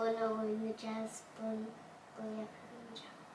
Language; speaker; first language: Turkish; early bilingual, heritage; English